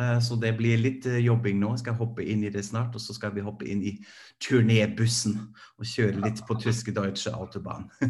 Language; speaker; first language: Norwegian; non-native, fluent; German